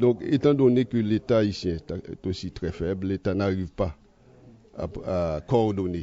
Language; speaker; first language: French; native; French